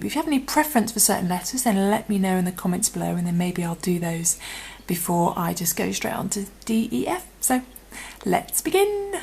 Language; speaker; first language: English; native; English